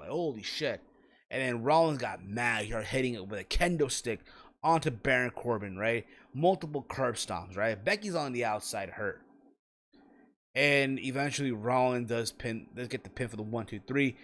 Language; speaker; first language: English; native; English